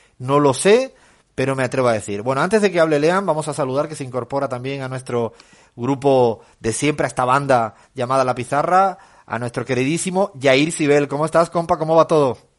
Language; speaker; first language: Spanish; native; Spanish